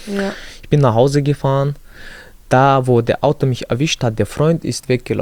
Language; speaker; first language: German; non-native, learner; Chechen